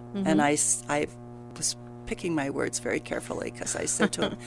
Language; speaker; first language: English; native; English